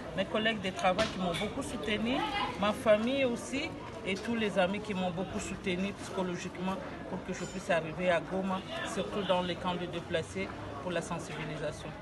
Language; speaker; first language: French; non-native, local second language; Swahili